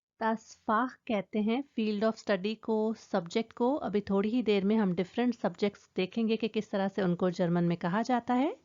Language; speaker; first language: Urdu; native; Urdu